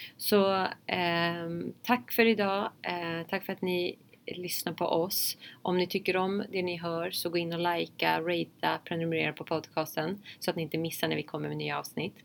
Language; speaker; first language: Swedish; early bilingual, other home language; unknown